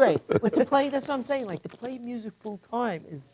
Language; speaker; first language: English; native; English